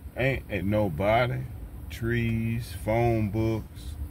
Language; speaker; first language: English; native; English